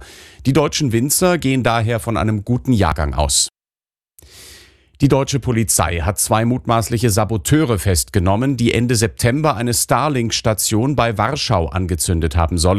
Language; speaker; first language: German; native; German